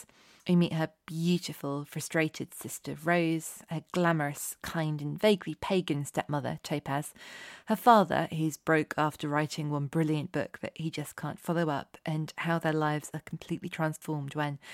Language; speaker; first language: English; native; English